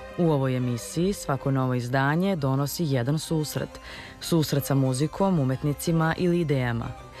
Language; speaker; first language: Serbian; native; Serbian